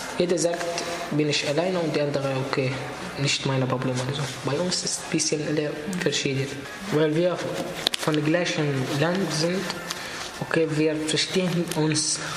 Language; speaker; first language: German; non-native, learner; Arabic